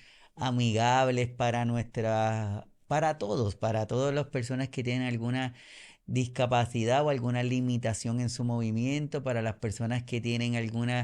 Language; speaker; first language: Spanish; native; Spanish